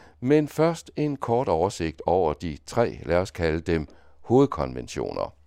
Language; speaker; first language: Danish; native; Danish